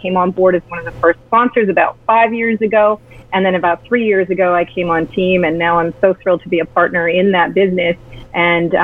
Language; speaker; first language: English; native; English